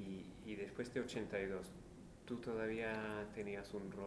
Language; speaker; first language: Spanish; non-native, fluent; English